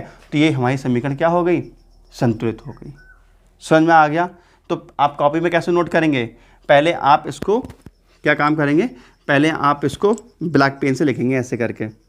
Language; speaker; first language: Hindi; native; Hindi